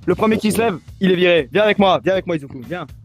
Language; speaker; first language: French; native; French